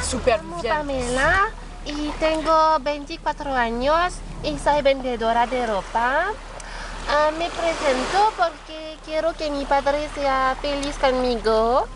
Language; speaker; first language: Spanish; non-native, learner; French